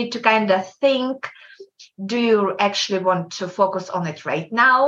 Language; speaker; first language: English; non-native, fluent; Kazakh